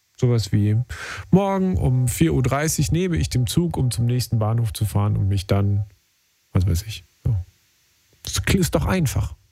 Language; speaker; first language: German; native; German